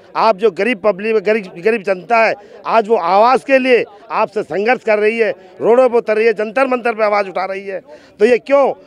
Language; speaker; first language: Hindi; native; Hindi